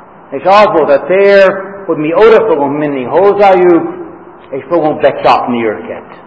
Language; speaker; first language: Hungarian; non-native, fluent; English